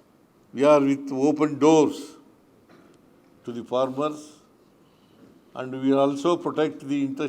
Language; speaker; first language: English; non-native, local second language; Kannada